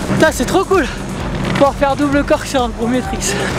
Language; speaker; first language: French; native; French